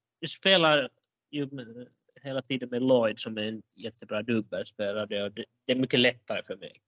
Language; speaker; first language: Swedish; non-native, local second language; Finnish